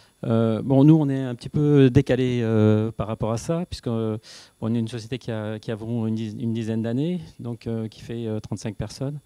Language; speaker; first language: French; native; French